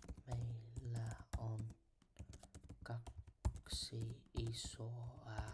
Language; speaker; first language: Finnish; non-native, learner; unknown